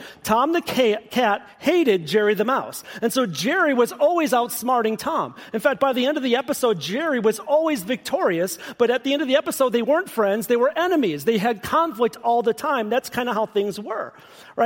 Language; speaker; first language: English; native; English